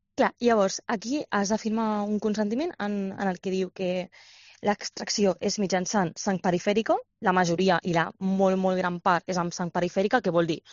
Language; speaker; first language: Catalan; native; Catalan